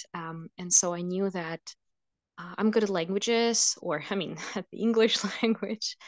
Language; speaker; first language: English; non-native, fluent; Russian